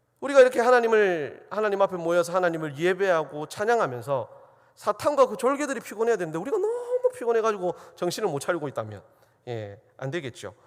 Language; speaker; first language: Korean; native; Korean